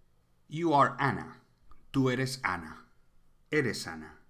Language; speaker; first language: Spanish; non-native, fluent; English